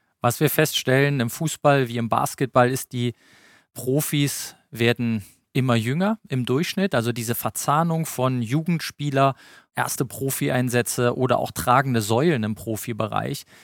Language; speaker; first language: German; native; German